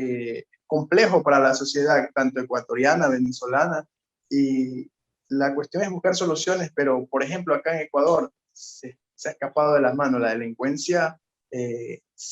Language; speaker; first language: Spanish; native; Spanish